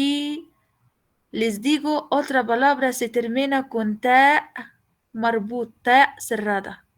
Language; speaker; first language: Spanish; non-native, fluent; Arabic